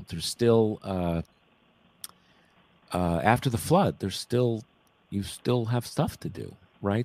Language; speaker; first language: English; native; English